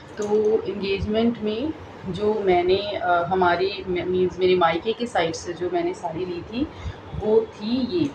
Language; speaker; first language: Hindi; non-native, local second language; Bangla